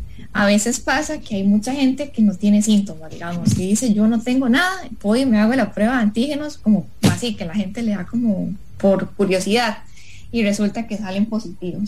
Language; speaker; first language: Spanish; native; Spanish